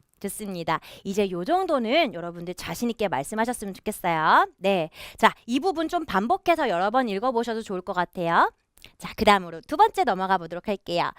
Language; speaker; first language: Korean; native; Korean